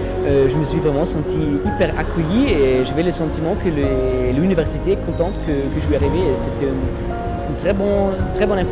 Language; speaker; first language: French; non-native, fluent; German